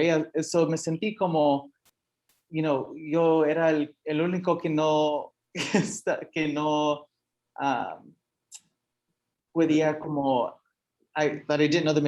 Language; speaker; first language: Spanish; early bilingual, heritage; Spanish